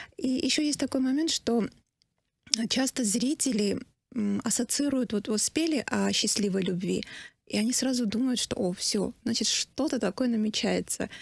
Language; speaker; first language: Russian; non-native, local second language; Armenian